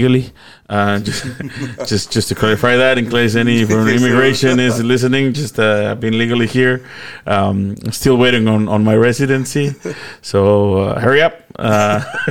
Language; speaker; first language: English; non-native, fluent; Spanish